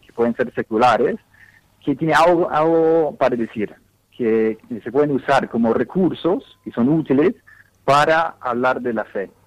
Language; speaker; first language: Spanish; non-native, fluent; English